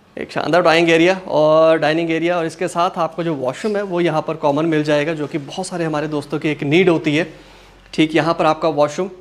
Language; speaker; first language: Hindi; native; Hindi